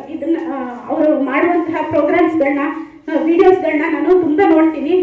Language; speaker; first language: Kannada; non-native, local second language; Urdu